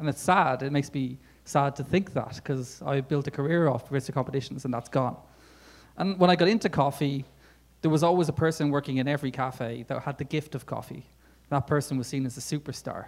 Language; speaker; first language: English; native; English